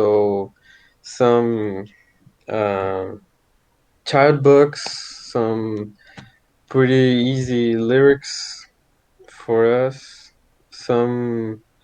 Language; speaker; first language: English; non-native, fluent; Portuguese